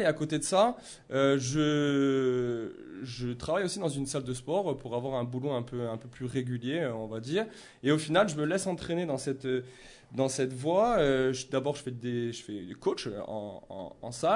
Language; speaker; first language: French; native; French